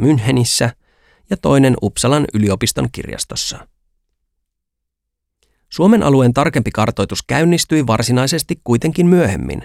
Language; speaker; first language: Finnish; native; Finnish